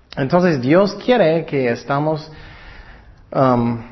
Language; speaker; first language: Spanish; non-native, fluent; English